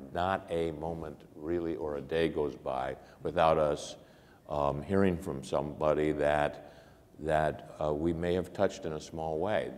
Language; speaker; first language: English; native; English